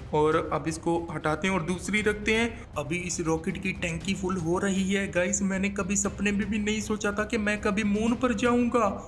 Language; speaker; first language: Hindi; native; Hindi